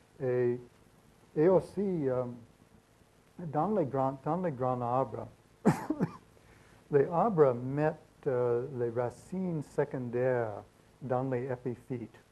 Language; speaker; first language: French; non-native, learner; English